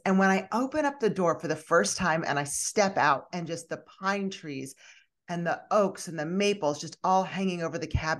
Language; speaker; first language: English; native; English